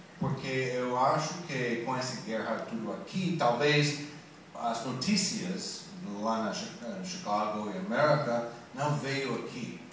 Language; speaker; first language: Portuguese; non-native, learner; English